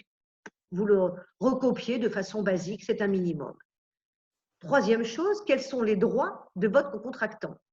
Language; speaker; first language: French; native; French